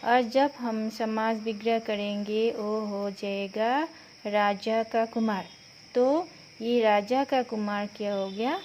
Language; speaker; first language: Hindi; non-native, local second language; Assamese